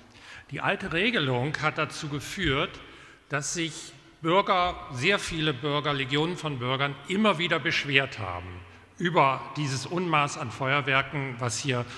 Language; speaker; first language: German; native; German